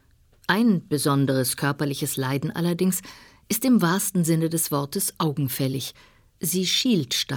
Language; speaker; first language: German; native; German